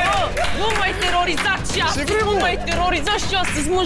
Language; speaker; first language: Romanian; native; Romanian